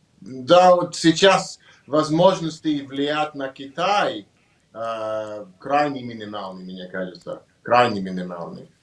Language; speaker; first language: Russian; non-native, learner; English